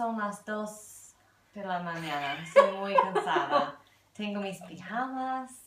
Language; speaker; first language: Spanish; non-native, learner; English